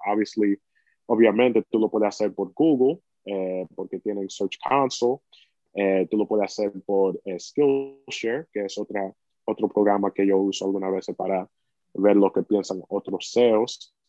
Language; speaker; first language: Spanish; early bilingual, heritage; Spanish